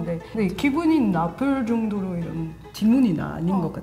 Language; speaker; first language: Korean; non-native, learner; French